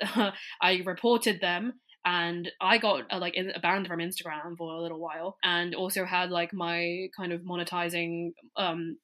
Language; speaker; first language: English; non-native, local second language; Cantonese